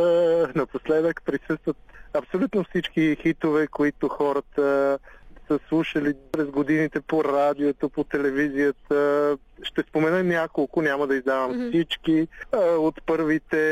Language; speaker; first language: Bulgarian; native; Bulgarian